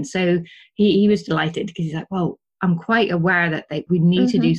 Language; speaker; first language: English; native; English